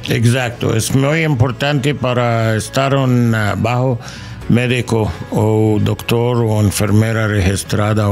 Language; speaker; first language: Spanish; non-native, learner; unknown